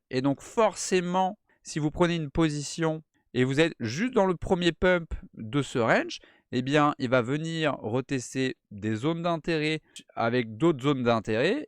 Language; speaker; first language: French; native; French